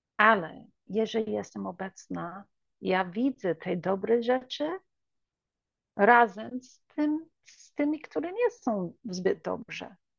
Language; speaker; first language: Polish; early bilingual, heritage; English